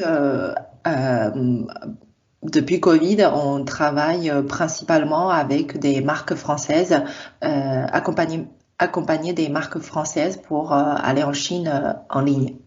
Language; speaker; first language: French; non-native, fluent; Chinese